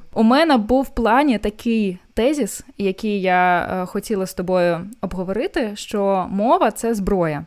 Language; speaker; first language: Ukrainian; non-native, fluent; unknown